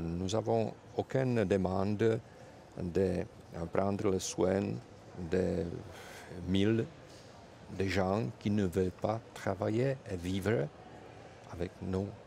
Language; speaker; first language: French; non-native, fluent; Czech